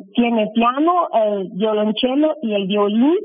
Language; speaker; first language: Spanish; non-native, fluent; Ukrainian